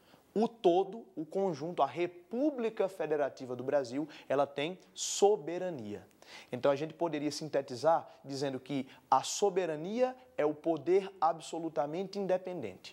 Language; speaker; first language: Portuguese; native; Portuguese